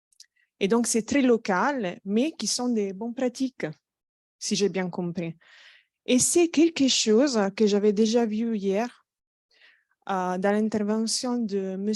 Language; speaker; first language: French; non-native, fluent; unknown